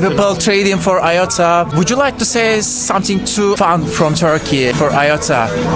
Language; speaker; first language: English; non-native, learner; Turkish